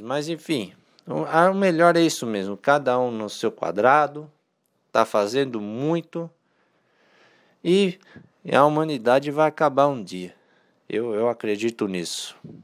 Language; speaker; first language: Portuguese; native; Portuguese